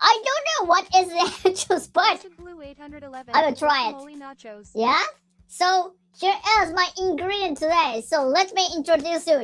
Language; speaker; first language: English; non-native, learner; Japanese